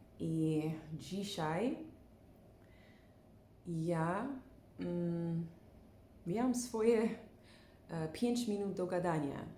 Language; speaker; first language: Polish; non-native, learner; English